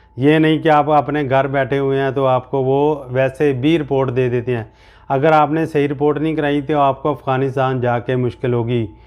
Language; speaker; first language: Urdu; non-native, local second language; Punjabi